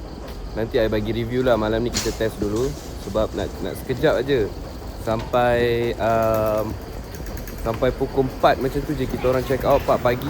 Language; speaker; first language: Malay; native; Malay